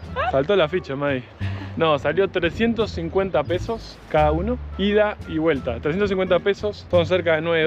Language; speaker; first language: Spanish; native; Spanish